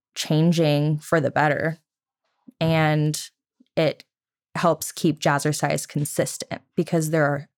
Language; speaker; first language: English; native; English